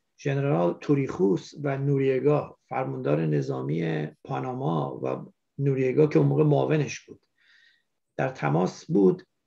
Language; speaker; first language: Persian; native; Persian